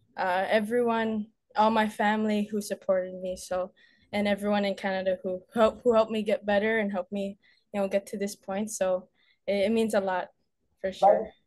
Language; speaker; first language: English; native; English